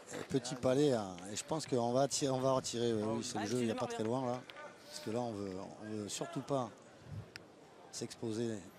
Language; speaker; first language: French; native; French